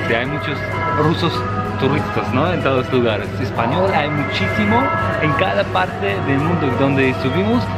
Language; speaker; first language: Spanish; non-native, fluent; Hebrew